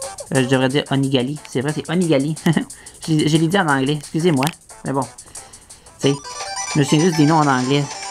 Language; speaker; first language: French; native; French